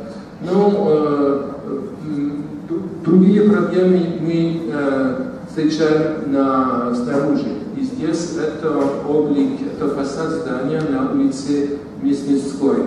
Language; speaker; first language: Russian; non-native, fluent; French